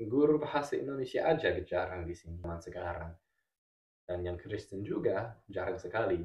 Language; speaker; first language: Indonesian; non-native, fluent; English